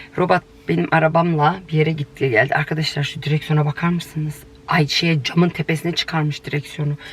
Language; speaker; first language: Turkish; early bilingual, heritage; Turkish